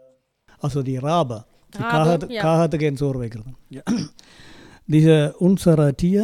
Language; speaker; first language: German; non-native, learner; Tamil